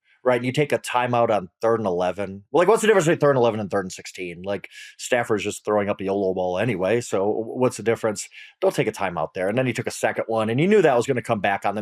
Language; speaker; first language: English; native; English